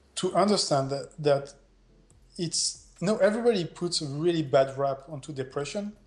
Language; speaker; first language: English; non-native, fluent; French